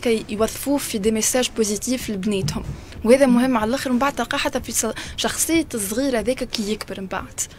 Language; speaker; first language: Arabic; native; Arabic